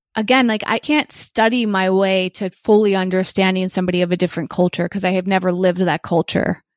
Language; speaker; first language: English; early bilingual, other home language; Ukrainian